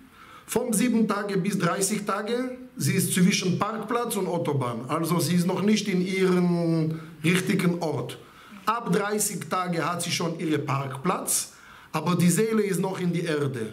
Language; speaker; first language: German; non-native, fluent; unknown